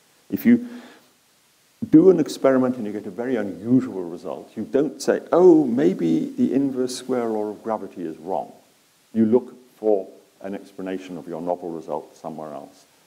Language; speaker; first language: English; native; English